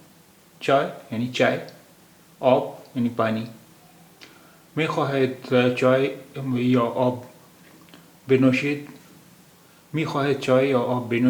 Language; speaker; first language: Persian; non-native, fluent; Urdu